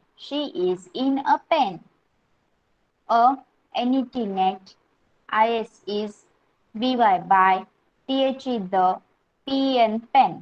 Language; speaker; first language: English; non-native, local second language; Marathi